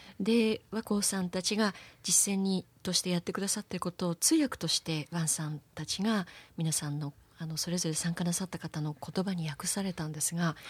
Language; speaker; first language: Japanese; native; Japanese